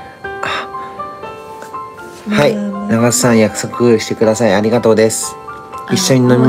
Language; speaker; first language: Japanese; native; Japanese